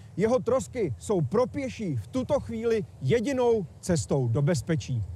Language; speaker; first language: Czech; native; Czech